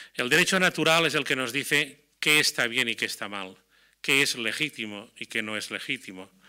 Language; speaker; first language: Spanish; non-native, local second language; Catalan